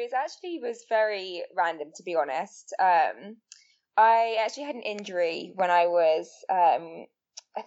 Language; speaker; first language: English; native; English